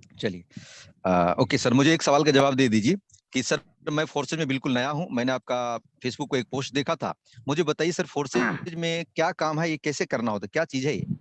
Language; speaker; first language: Hindi; native; Hindi